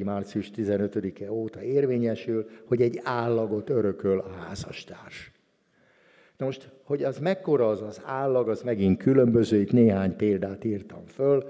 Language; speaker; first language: Hungarian; native; Hungarian